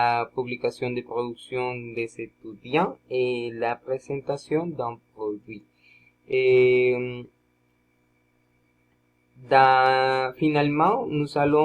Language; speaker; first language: French; non-native, learner; Spanish